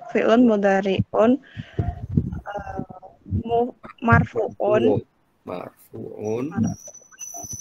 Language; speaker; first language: Arabic; non-native, learner; Indonesian